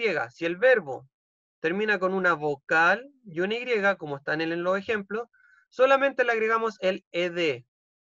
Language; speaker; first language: Spanish; native; Spanish